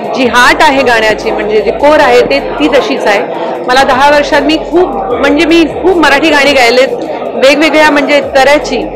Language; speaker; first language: Marathi; non-native, local second language; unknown